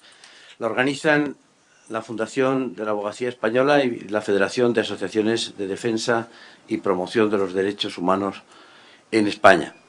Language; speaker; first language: Spanish; native; Spanish